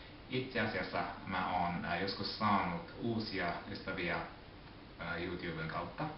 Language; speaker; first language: Finnish; non-native, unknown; Japanese